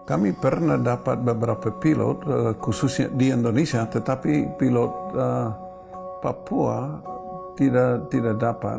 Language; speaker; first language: Indonesian; non-native, fluent; English